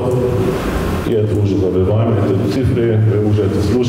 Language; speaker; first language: Russian; non-native, fluent; German